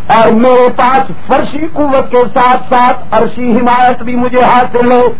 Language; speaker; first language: Urdu; native; Urdu